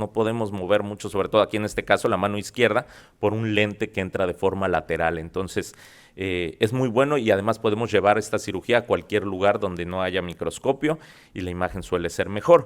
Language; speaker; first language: Spanish; native; Spanish